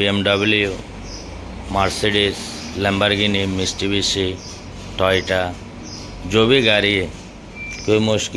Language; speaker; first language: Hindi; non-native, local second language; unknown